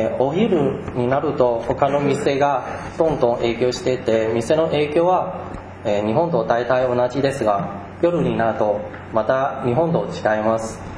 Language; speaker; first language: Japanese; non-native, fluent; Chinese